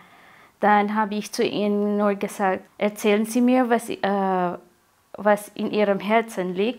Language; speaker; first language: German; non-native, fluent; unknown